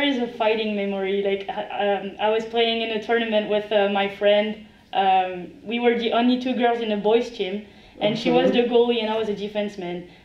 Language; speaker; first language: English; non-native, fluent; French